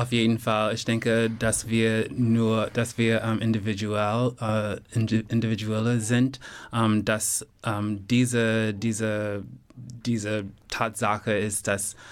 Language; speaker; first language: German; non-native, learner; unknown